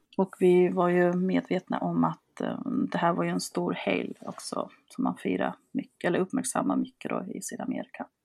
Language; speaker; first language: Swedish; early bilingual, other home language; Spanish